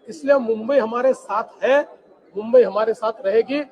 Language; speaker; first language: Hindi; non-native, local second language; Marathi